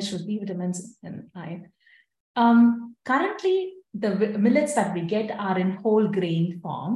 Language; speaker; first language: English; non-native, local second language; Tamil